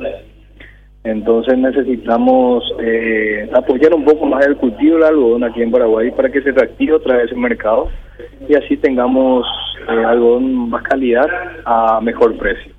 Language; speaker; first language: Spanish; early bilingual, other home language; Korean